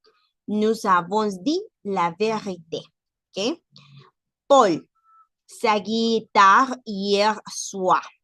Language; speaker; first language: French; non-native, learner; Spanish